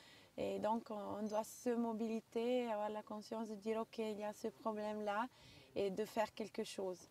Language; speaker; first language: French; non-native, local second language; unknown